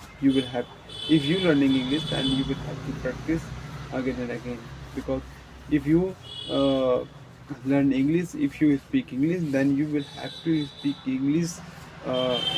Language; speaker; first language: English; non-native, learner; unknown